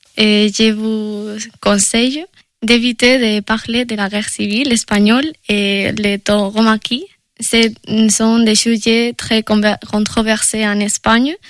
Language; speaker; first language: French; non-native, fluent; Spanish